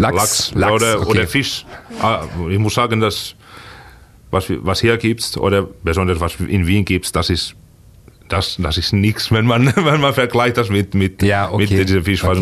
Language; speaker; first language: German; non-native, fluent; Finnish